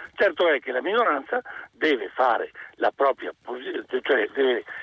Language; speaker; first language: Italian; native; Italian